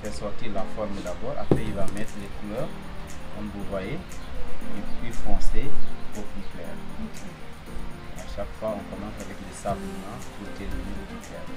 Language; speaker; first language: French; non-native, local second language; Wolof